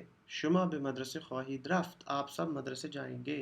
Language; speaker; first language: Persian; non-native, fluent; Urdu